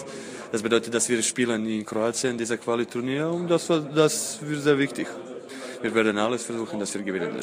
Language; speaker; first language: German; non-native, fluent; Croatian